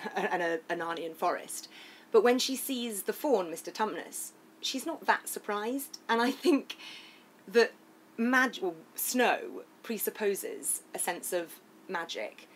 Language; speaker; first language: English; native; English